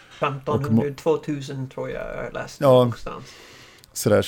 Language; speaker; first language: Swedish; non-native, learner; English